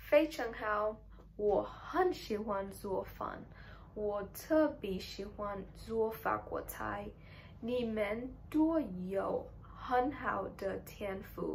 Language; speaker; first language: Chinese; non-native, learner; English